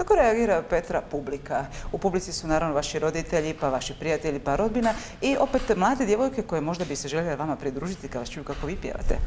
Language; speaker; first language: Croatian; native; Croatian